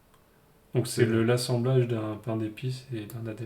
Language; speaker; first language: French; native; French